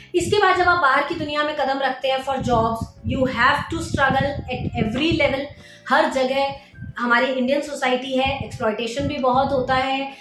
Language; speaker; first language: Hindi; native; Hindi